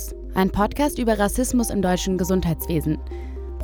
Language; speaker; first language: German; native; German